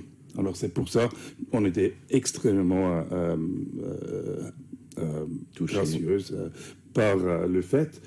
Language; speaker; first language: French; non-native, fluent; English